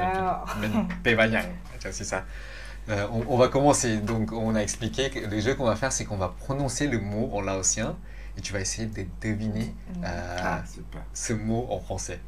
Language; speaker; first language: French; non-native, fluent; Lao